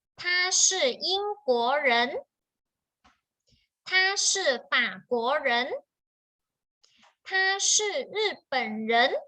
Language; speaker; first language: Chinese; non-native, fluent; Thai